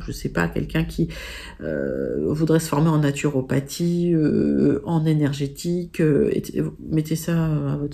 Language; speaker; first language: French; native; French